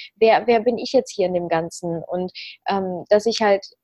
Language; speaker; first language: German; early bilingual, other home language; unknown